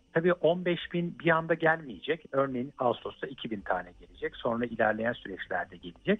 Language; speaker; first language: Turkish; native; Turkish